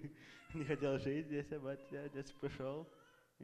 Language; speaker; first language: Russian; early bilingual, heritage; Russian